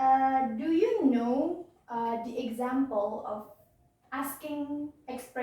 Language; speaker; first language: English; non-native, learner; Indonesian